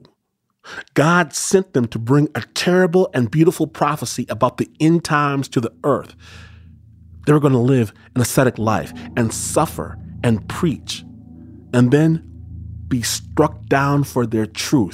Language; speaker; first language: English; native; English